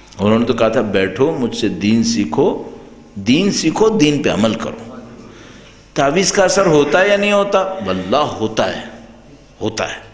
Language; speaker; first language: Urdu; native; Urdu